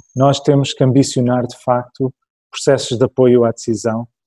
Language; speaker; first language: Portuguese; early bilingual, other home language; English